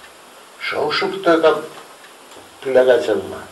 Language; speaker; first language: Russian; non-native, learner; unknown